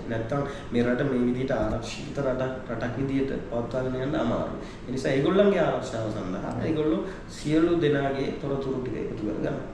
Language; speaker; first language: Sinhala; non-native, local second language; Tamil